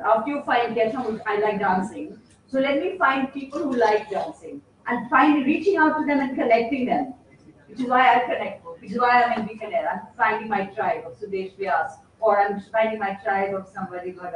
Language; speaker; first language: English; native; English